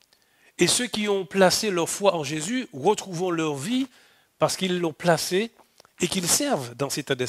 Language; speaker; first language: French; native; French